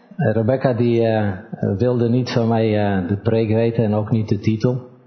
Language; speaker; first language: Dutch; early bilingual, other home language; Romanian